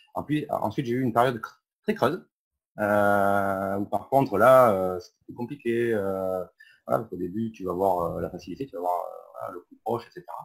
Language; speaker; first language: French; native; French